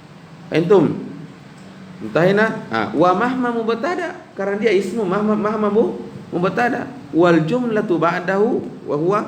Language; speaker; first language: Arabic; non-native, fluent; Indonesian